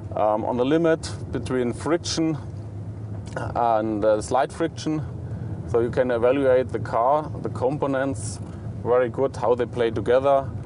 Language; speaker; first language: English; non-native, fluent; German